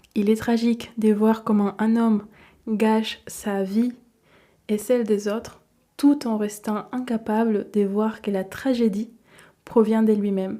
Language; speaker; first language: French; non-native, fluent; Spanish